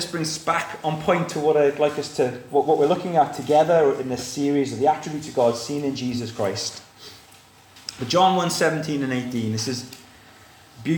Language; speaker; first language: English; native; English